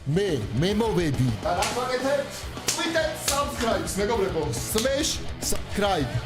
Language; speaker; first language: Georgian; non-native, local second language; Mingrelian